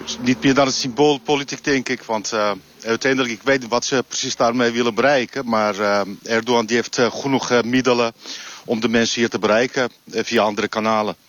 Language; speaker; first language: Dutch; non-native, fluent; Turkish